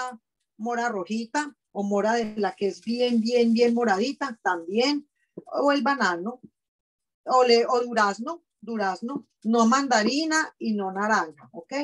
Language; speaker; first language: Spanish; native; Spanish